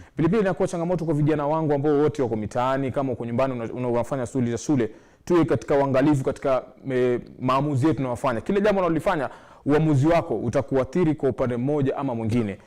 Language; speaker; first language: Swahili; native; Swahili